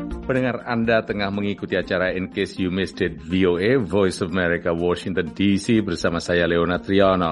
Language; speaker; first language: Indonesian; native; Indonesian